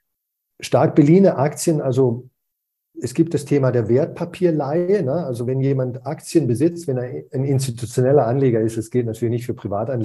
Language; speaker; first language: German; native; German